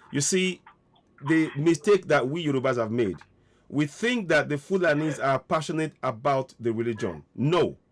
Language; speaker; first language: English; non-native, local second language; Yoruba